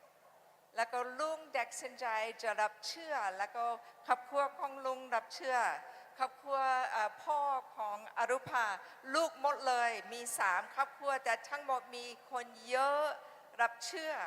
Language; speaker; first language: Thai; non-native, fluent; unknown